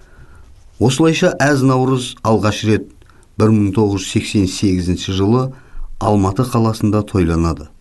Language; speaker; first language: Kazakh; native; Kazakh